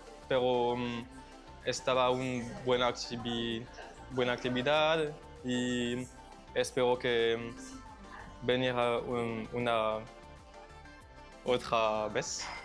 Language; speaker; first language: Spanish; non-native, learner; French